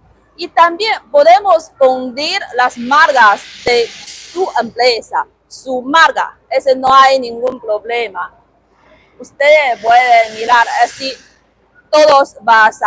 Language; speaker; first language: Spanish; non-native, learner; Chinese